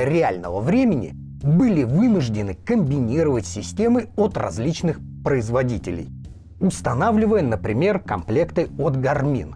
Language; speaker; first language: Russian; native; Russian